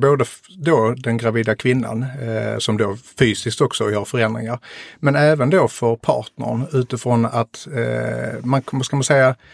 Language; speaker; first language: Swedish; native; Swedish